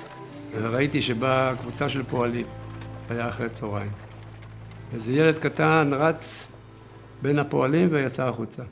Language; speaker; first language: Hebrew; early bilingual, other home language; Yiddish